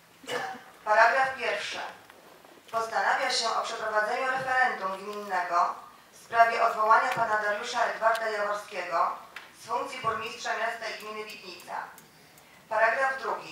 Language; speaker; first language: Polish; native; Polish